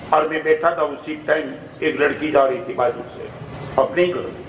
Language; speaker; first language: Hindi; non-native, local second language; Gujarati